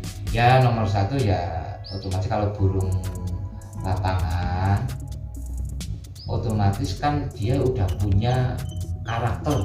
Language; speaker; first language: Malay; non-native, local second language; Javanese